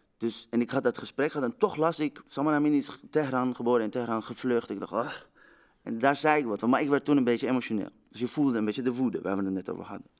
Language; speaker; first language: Dutch; early bilingual, other home language; Persian